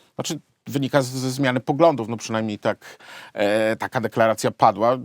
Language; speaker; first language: Polish; native; Polish